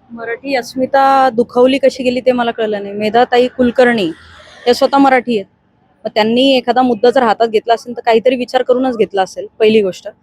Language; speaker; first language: Marathi; non-native, local second language; Hindi